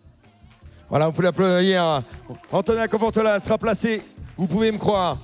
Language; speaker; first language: French; native; French